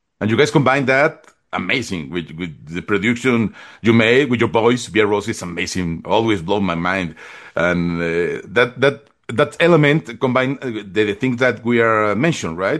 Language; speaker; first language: English; non-native, fluent; Spanish